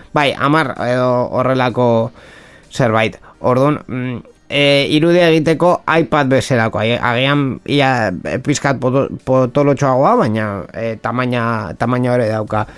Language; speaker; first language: Basque; non-native, local second language; Spanish